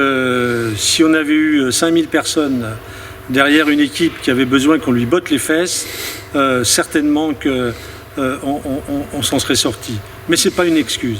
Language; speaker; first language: French; native; French